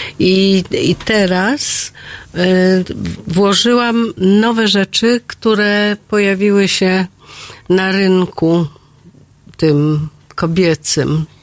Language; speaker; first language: Polish; native; Polish